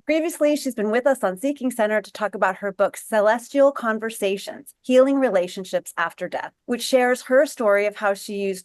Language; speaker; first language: English; native; English